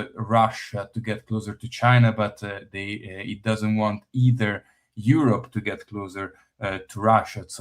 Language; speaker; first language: English; non-native, fluent; Italian